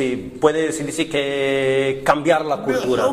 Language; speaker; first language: Spanish; non-native, learner; Arabic